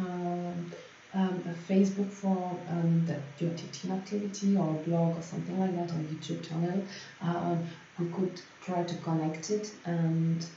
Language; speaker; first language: English; non-native, fluent; French